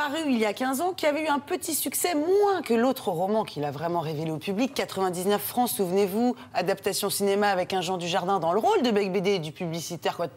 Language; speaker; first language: French; native; French